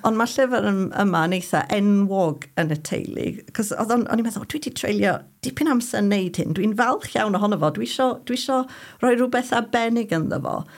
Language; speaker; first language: Welsh; non-native, fluent; English